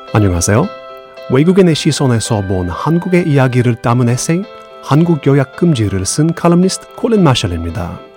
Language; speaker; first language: Korean; non-native, fluent; English